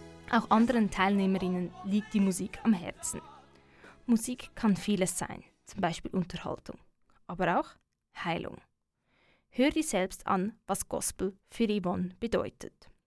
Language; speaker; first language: German; native; German